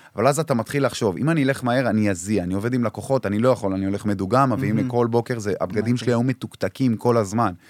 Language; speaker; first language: Hebrew; early bilingual, other home language; Arabic